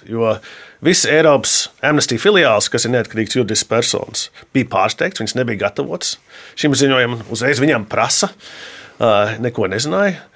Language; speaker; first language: Latvian; early bilingual, heritage; Latvian